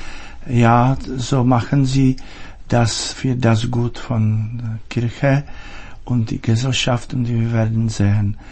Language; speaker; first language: German; non-native, fluent; Czech